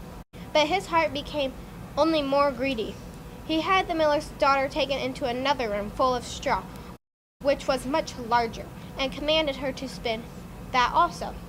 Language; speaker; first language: English; native; English